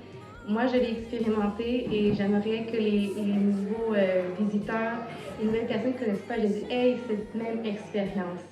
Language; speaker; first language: French; native; French